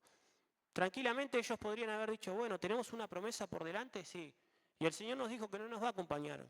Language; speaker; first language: Spanish; native; Spanish